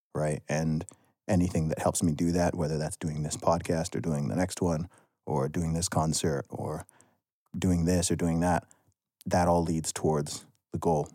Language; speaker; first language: English; native; English